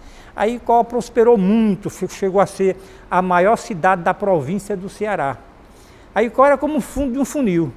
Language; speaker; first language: Portuguese; native; Portuguese